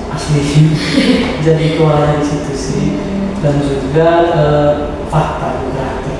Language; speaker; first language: Indonesian; non-native, local second language; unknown